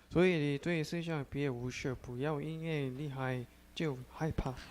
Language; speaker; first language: Chinese; non-native, learner; Korean